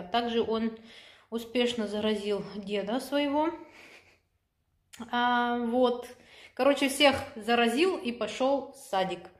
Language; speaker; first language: Russian; native; Russian